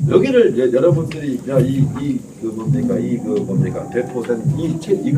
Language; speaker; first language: Korean; native; Korean